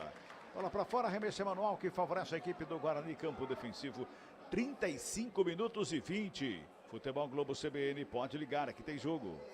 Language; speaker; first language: Portuguese; native; Portuguese